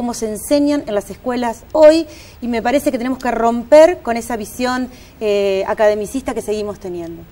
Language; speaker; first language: Spanish; native; Spanish